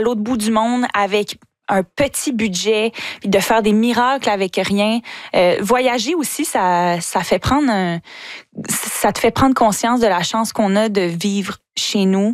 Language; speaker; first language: French; native; French